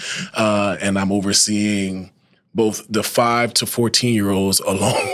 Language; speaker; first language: English; native; English